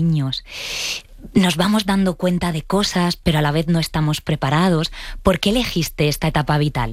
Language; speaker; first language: Spanish; native; Spanish